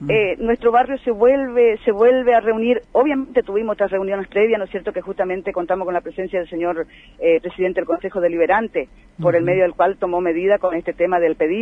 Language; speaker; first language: Spanish; native; Spanish